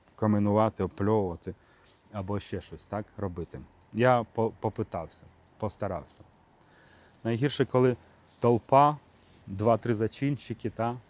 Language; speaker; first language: Ukrainian; native; Ukrainian